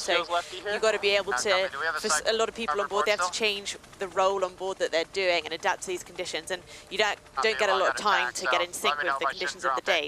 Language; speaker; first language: English; native; English